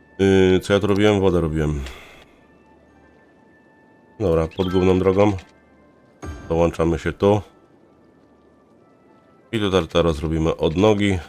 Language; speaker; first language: Polish; native; Polish